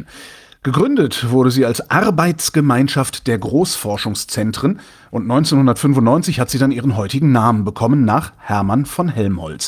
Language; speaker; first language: German; native; German